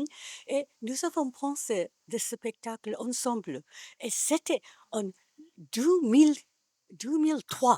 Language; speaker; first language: French; non-native, learner; Japanese